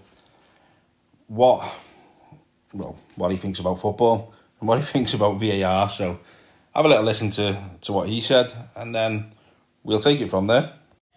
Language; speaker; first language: English; native; English